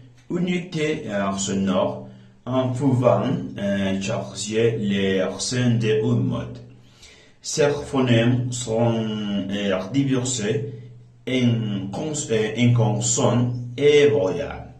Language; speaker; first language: French; non-native, learner; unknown